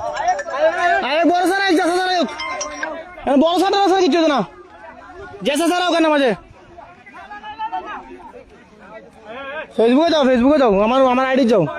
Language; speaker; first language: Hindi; non-native, learner; Bangla